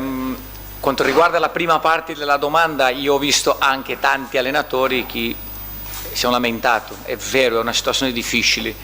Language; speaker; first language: Italian; non-native, fluent; Portuguese